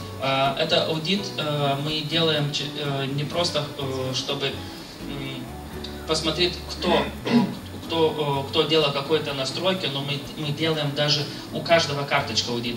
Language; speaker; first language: Russian; non-native, fluent; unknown